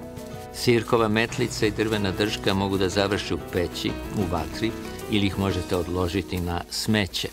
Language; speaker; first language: Serbian; native; Serbian